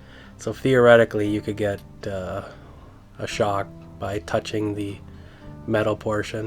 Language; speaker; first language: English; native; English